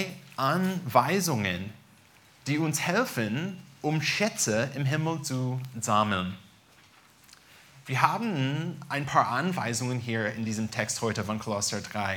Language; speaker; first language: German; non-native, fluent; English